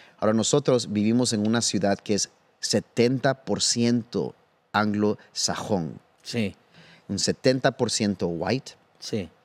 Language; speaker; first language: Spanish; early bilingual, heritage; Spanish